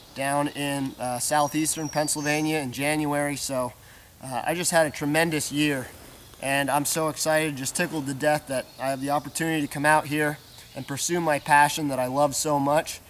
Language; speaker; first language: English; native; English